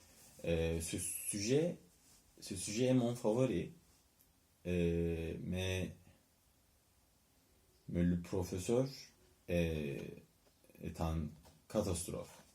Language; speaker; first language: French; non-native, learner; Turkish